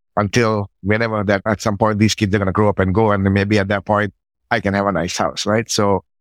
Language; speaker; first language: English; non-native, local second language; Sinhala